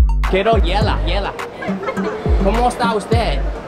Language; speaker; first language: Spanish; non-native, learner; English